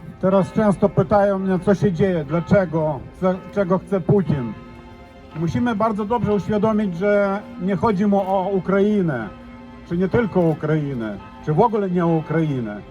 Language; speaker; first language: Polish; non-native, fluent; Ukrainian